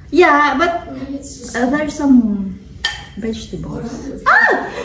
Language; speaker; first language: English; non-native, local second language; Filipino